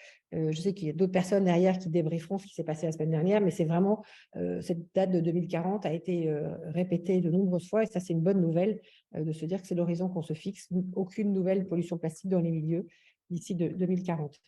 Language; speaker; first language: French; native; French